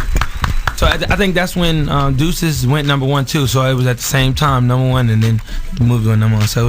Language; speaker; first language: English; native; English